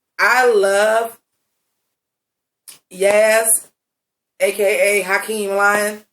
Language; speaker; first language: English; native; English